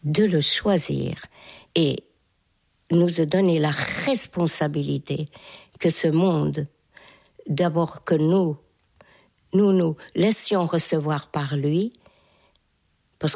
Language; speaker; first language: French; non-native, fluent; Hungarian